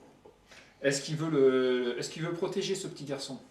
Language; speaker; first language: French; native; French